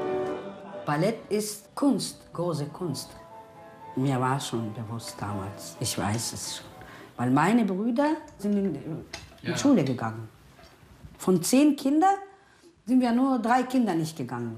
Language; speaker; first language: German; non-native, fluent; Romany